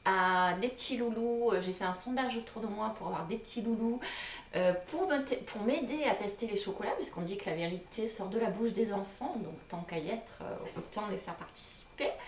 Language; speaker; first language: French; native; French